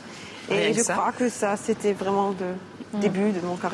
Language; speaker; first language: French; non-native, learner; German